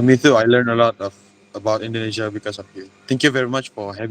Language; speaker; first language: English; non-native, learner; Malay